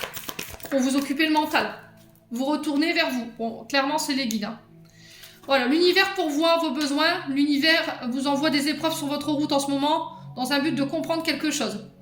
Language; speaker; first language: French; native; French